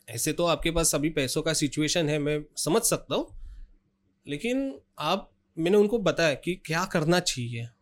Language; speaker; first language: Hindi; non-native, local second language; Marathi